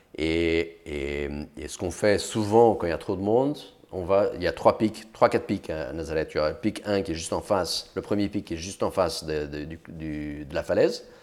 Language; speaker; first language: French; early bilingual, other home language; Portuguese